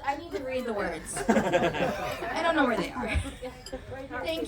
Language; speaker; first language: English; native; English